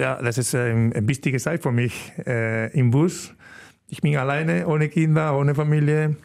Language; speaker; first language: German; non-native, learner; Spanish